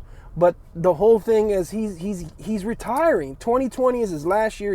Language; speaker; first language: English; native; English